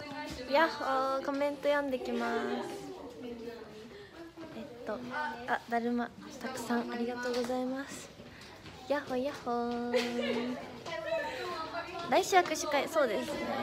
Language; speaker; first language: Japanese; native; Japanese